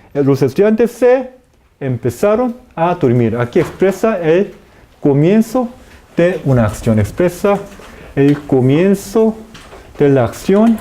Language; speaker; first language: Spanish; non-native, fluent; Korean